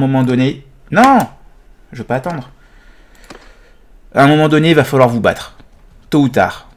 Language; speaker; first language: French; native; French